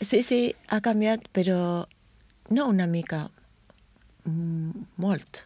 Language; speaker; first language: Catalan; non-native, learner; Spanish